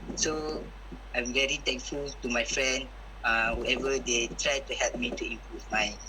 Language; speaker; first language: English; non-native, local second language; Malay